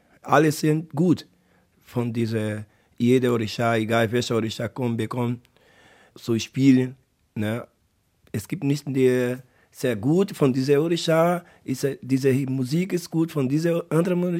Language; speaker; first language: German; non-native, learner; Portuguese